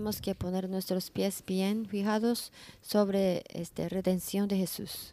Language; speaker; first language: Spanish; non-native, learner; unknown